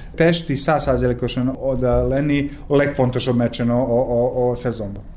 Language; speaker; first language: Hungarian; non-native, fluent; Serbian